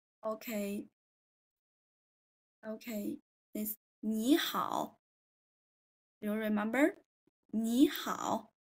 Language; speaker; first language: English; non-native, fluent; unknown